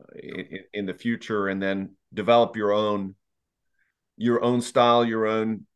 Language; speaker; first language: English; native; English